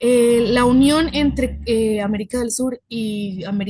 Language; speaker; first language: Spanish; native; Spanish